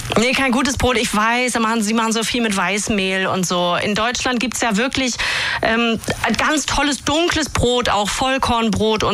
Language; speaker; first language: German; native; German